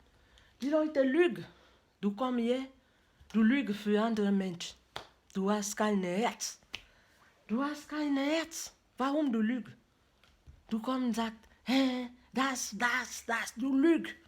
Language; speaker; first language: German; non-native, learner; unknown